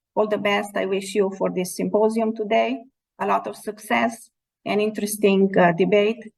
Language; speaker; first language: English; non-native, fluent; Slovenian